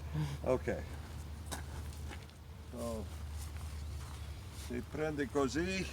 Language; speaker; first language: Italian; early bilingual, heritage; English